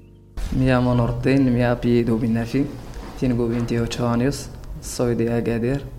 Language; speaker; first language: Spanish; non-native, learner; Berber languages